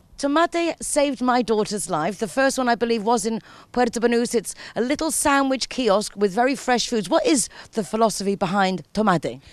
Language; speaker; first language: English; native; English